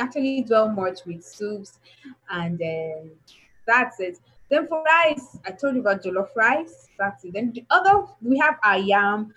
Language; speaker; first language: English; non-native, local second language; Igbo